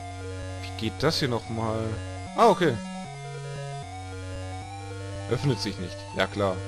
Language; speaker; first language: German; native; German